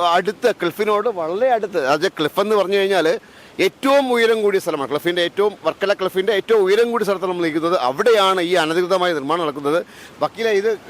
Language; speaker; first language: Malayalam; native; Malayalam